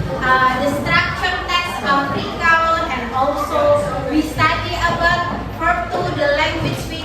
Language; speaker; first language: English; non-native, fluent; Indonesian